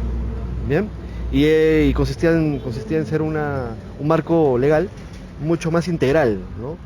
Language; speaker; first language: Spanish; native; Spanish